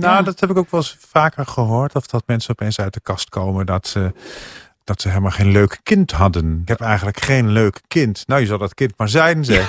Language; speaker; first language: Dutch; native; Dutch